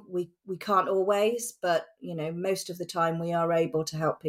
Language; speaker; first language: English; native; English